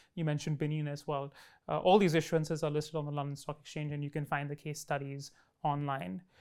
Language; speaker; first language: English; non-native, local second language; Hindi